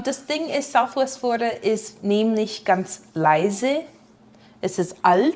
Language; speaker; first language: German; non-native, fluent; English